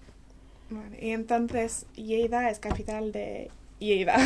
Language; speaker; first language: Spanish; non-native, learner; English